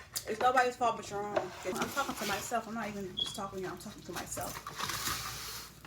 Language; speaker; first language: English; native; English